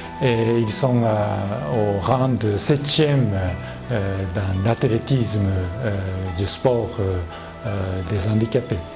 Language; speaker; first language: French; non-native, fluent; Japanese